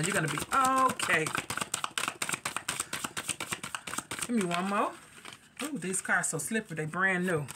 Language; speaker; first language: English; native; English